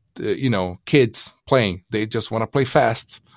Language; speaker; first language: English; non-native, fluent; Portuguese